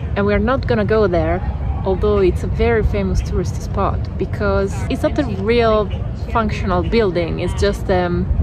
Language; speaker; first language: English; non-native, fluent; Italian